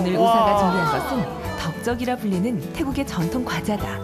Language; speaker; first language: Korean; native; Korean